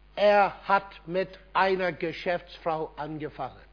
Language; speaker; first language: German; non-native, fluent; English